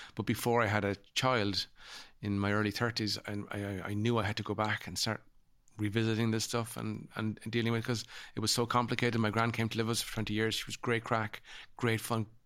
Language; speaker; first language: English; native; English